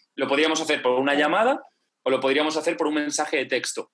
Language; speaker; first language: Spanish; native; Spanish